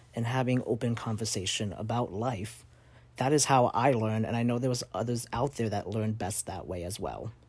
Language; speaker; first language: English; native; English